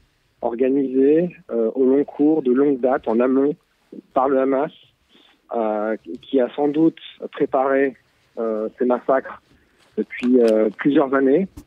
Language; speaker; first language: French; native; French